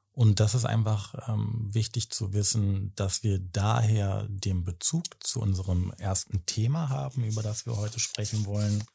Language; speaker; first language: German; native; German